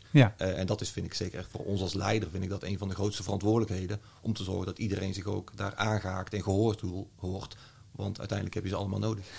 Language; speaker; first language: Dutch; native; Dutch